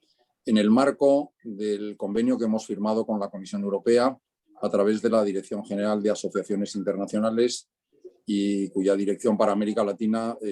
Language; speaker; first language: Spanish; native; Spanish